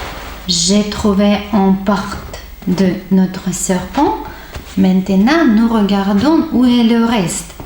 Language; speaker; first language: French; non-native, fluent; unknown